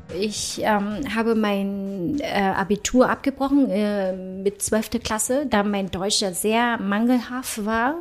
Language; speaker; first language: German; early bilingual, other home language; Vietnamese